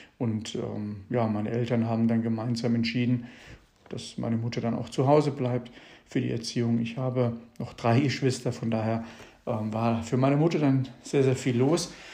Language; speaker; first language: German; early bilingual, other home language; Italian